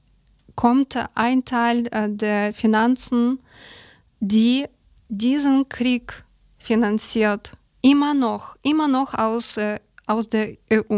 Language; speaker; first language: German; non-native, learner; Ukrainian